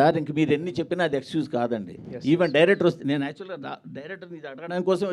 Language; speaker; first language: Telugu; native; Telugu